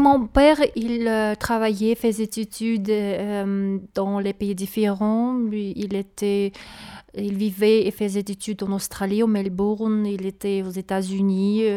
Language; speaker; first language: French; non-native, learner; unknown